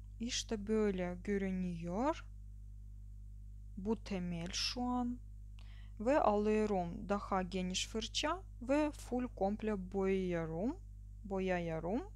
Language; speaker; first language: Turkish; non-native, learner; Russian